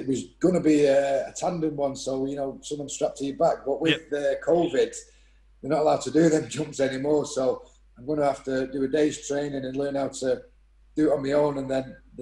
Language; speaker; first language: English; native; English